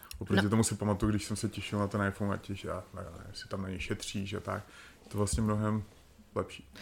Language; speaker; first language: Czech; early bilingual, other home language; Slovak